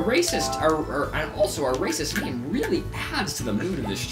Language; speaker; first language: English; native; English